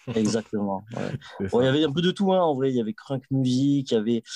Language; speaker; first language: French; native; French